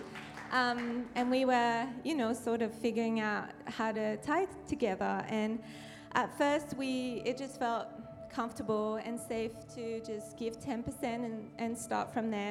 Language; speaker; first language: English; non-native, fluent; French